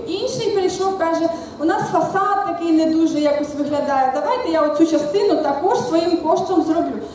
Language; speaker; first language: Ukrainian; non-native, local second language; Russian